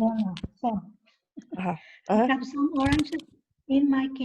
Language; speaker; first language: English; non-native, learner; Spanish